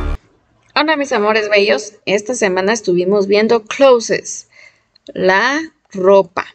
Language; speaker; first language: Spanish; native; Spanish